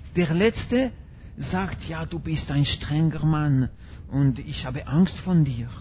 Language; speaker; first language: German; non-native, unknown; French